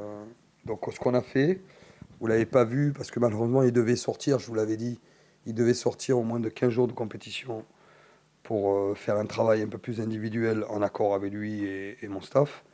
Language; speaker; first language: French; native; French